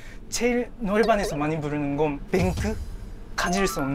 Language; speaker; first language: Korean; non-native, fluent; Japanese